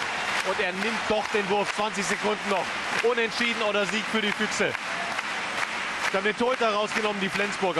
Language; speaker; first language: German; native; German